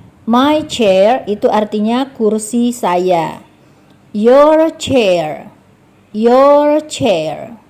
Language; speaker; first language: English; non-native, fluent; Indonesian